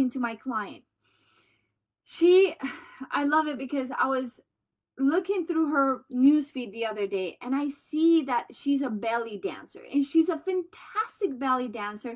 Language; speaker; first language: English; non-native, fluent; Spanish